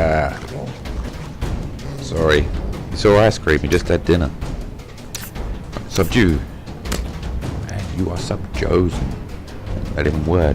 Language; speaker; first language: English; native; English